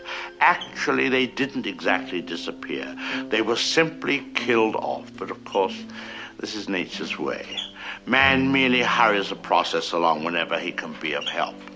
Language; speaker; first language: English; native; English